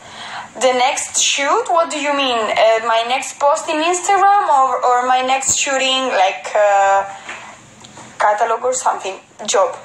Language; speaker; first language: English; non-native, fluent; Spanish